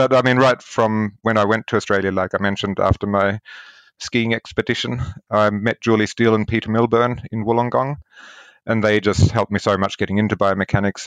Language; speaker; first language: English; native; English